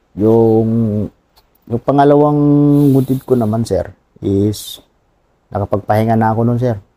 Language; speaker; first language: Filipino; non-native, local second language; Bikol